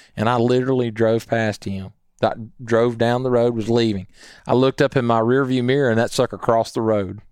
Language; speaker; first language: English; native; English